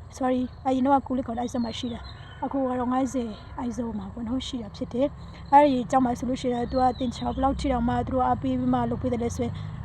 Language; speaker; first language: Burmese; non-native, local second language; Mizo